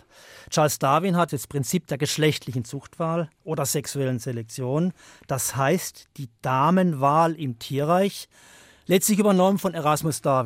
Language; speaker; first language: German; native; German